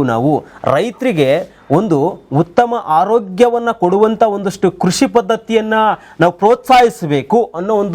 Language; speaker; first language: Kannada; native; Kannada